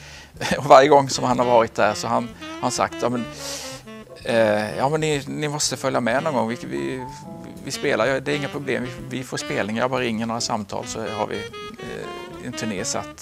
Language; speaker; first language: Swedish; native; Swedish